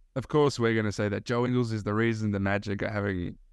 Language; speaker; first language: English; early bilingual, other home language; Turkish